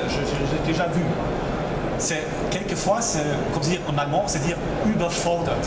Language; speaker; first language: French; non-native, local second language; German